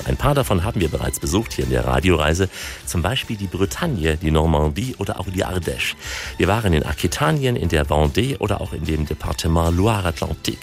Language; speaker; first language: German; native; German